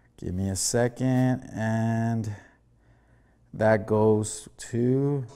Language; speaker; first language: English; early bilingual, other home language; Spanish